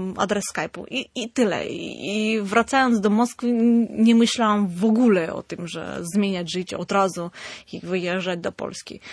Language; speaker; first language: Polish; non-native, fluent; Armenian